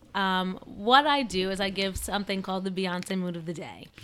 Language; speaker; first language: English; native; English